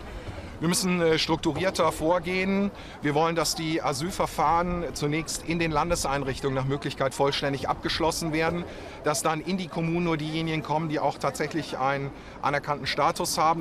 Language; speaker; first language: German; native; German